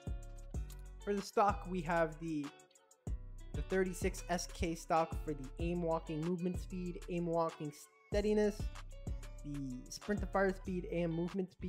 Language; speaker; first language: English; native; English